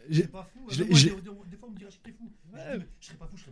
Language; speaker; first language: French; native; French